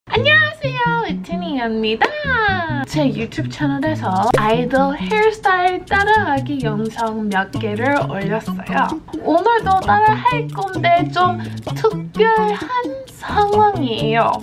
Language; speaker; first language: Korean; non-native, fluent; English